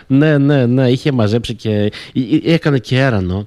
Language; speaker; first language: Greek; native; Greek